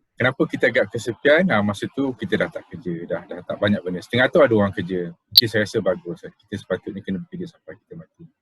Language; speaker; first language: Malay; native; Malay